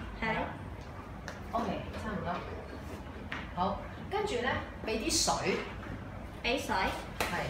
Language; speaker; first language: Cantonese; native; Cantonese